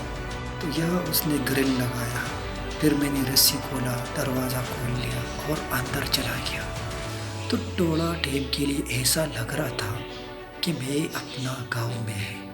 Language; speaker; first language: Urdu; non-native, local second language; Pashto